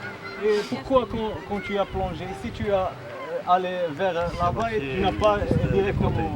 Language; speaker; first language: French; non-native, learner; Arabic